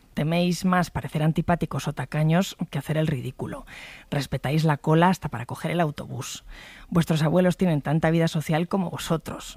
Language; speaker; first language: Spanish; native; Spanish